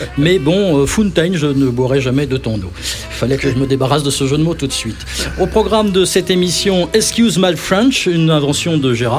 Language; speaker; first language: French; native; French